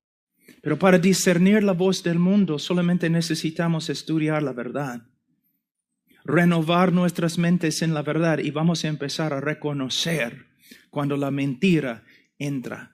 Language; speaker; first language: Spanish; non-native, fluent; English